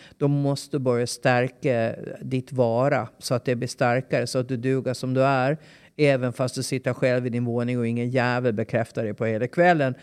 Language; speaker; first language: Swedish; native; Swedish